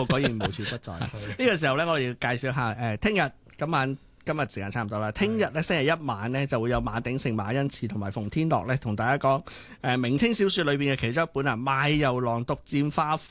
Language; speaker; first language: Cantonese; native; Cantonese